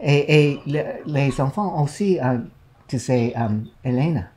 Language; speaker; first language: French; non-native, learner; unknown